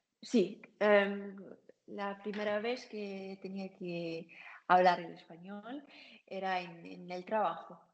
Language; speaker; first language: Spanish; non-native, learner; German